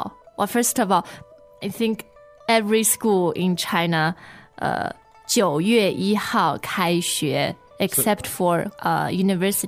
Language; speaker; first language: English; non-native, fluent; Chinese